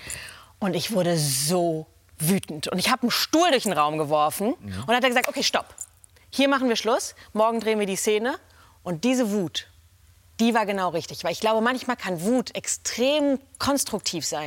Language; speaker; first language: German; native; German